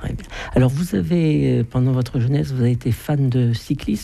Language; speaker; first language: French; native; French